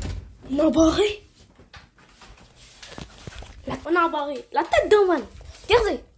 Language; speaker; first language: French; native; French